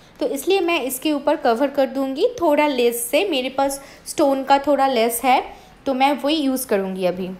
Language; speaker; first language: Hindi; non-native, local second language; Bangla